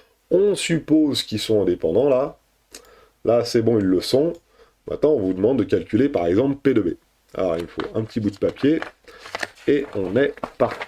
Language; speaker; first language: French; native; French